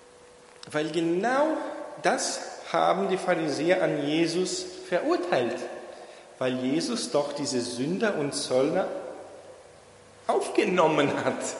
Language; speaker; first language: German; non-native, fluent; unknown